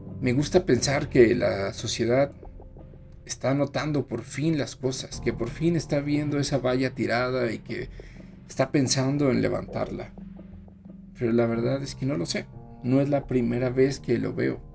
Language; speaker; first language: Spanish; native; Spanish